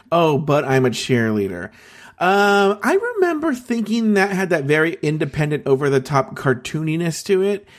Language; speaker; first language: English; native; English